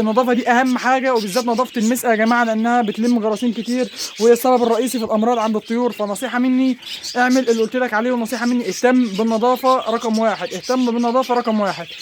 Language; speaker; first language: Arabic; native; Arabic